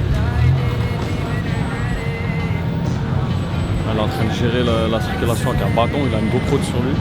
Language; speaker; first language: French; native; French